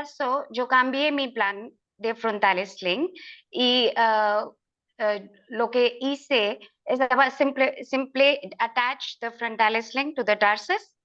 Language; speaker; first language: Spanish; non-native, learner; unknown